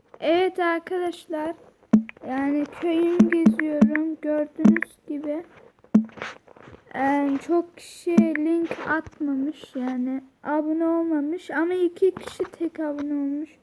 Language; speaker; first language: Turkish; early bilingual, heritage; Turkish